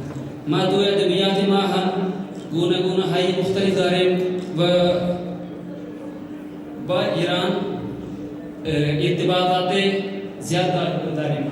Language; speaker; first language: Persian; non-native, learner; Hindi